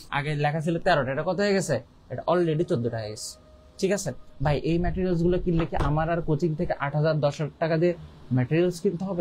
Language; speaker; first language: Bangla; native; Bangla